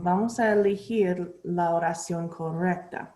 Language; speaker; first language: Spanish; non-native, learner; English